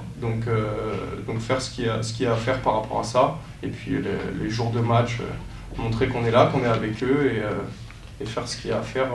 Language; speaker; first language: French; native; French